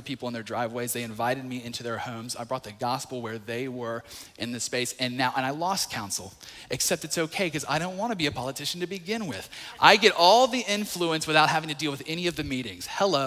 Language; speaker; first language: English; native; English